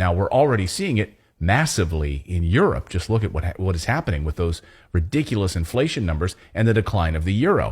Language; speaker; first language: English; native; English